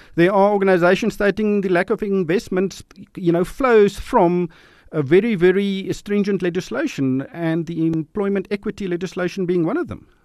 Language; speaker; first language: English; non-native, local second language; Afrikaans